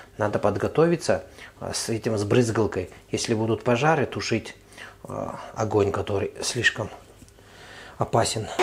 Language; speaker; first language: Russian; non-native, fluent; Azerbaijani